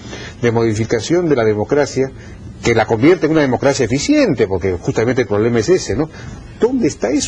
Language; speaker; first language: Spanish; native; Spanish